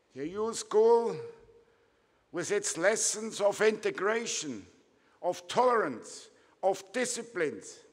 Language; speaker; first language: English; non-native, fluent; German